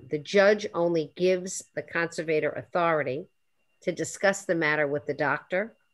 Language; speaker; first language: English; native; English